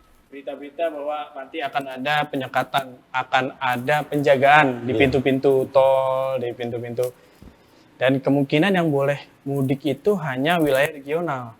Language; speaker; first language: Indonesian; native; Indonesian